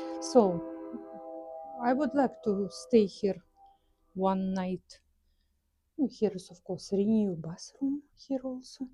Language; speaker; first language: English; non-native, learner; Russian